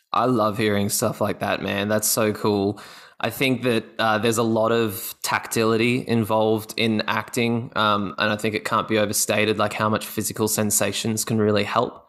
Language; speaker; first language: English; native; English